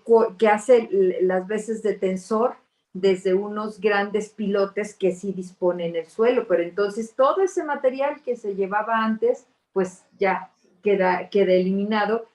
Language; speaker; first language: Spanish; native; Spanish